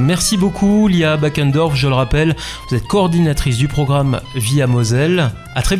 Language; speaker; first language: French; native; French